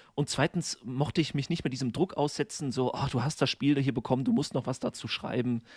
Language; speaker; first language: German; native; German